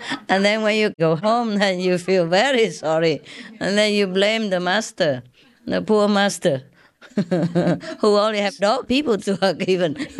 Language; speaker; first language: English; non-native, fluent; Vietnamese